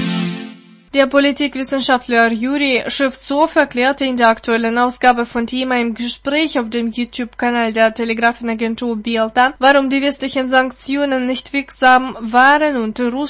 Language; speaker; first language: German; non-native, fluent; Russian